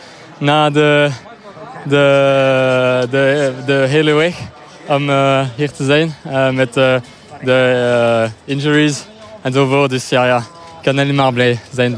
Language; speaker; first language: Dutch; non-native, local second language; French